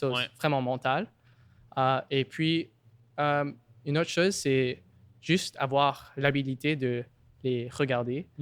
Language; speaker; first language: French; non-native, local second language; English